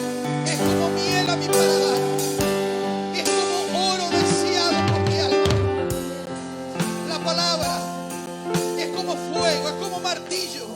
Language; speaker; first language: Spanish; native; Spanish